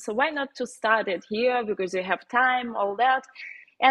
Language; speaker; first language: English; non-native, fluent; Russian